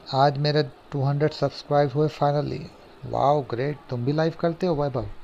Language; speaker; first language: Hindi; non-native, local second language; Urdu